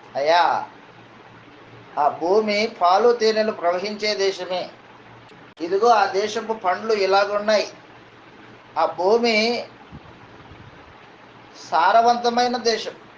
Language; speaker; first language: Telugu; native; Telugu